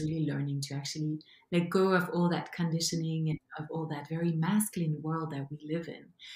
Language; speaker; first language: English; non-native, fluent; French